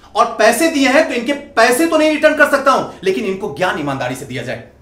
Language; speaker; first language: Hindi; native; Hindi